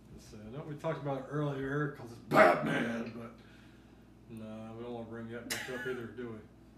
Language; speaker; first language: English; native; English